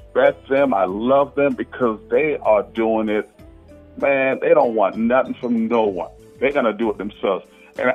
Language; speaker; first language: English; non-native, fluent; Haitian Creole